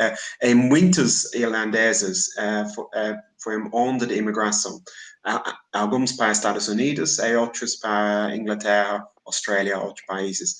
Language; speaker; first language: Portuguese; non-native, fluent; English